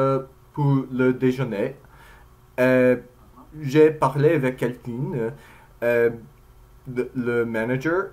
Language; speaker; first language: French; non-native, learner; English